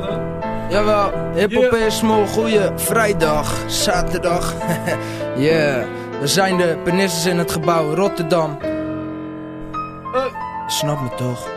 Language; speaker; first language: Dutch; native; Dutch